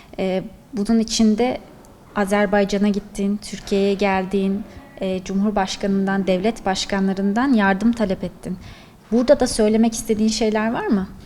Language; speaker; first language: Turkish; native; Turkish